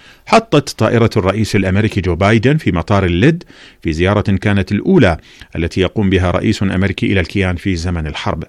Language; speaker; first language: Arabic; native; Arabic